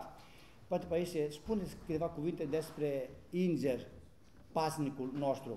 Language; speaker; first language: Romanian; non-native, learner; Greek